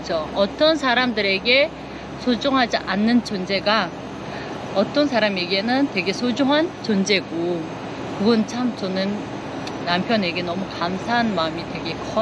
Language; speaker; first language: Korean; non-native, fluent; Uzbek